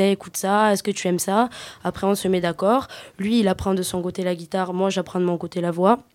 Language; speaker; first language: French; native; French